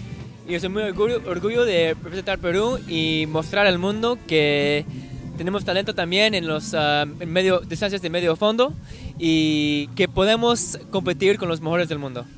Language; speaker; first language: Spanish; early bilingual, heritage; English